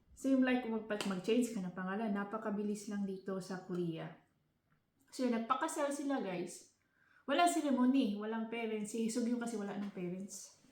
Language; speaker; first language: Filipino; non-native, local second language; Cebuano